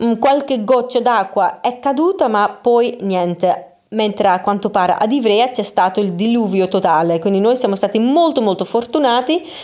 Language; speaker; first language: Italian; non-native, fluent; Dutch